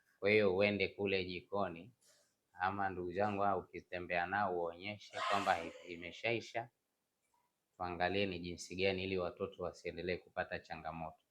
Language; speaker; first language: Swahili; non-native, local second language; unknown